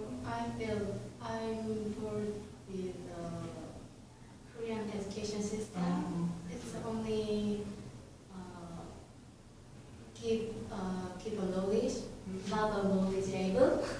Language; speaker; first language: English; non-native, learner; Korean